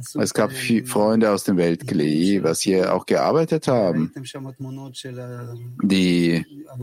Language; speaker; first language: German; non-native, fluent; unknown